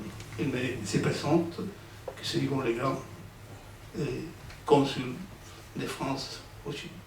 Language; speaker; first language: French; non-native, fluent; Spanish